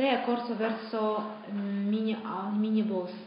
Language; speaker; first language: Italian; non-native, fluent; Russian